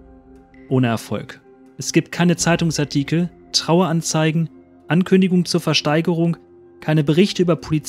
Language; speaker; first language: German; native; German